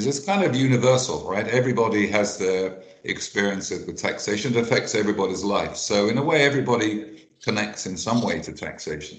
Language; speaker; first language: English; native; English